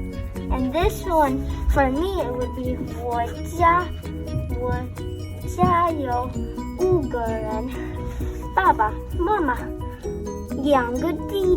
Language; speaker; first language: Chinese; non-native, learner; English